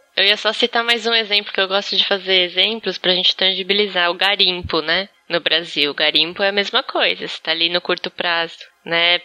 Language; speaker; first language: Portuguese; native; Portuguese